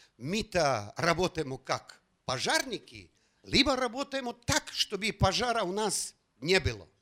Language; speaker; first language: Russian; non-native, fluent; Slovenian